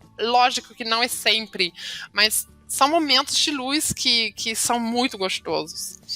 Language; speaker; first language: Portuguese; non-native, fluent; German